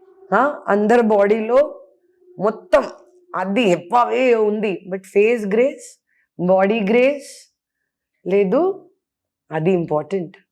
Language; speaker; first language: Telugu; non-native, fluent; Hindi